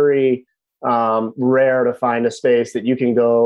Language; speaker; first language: English; native; English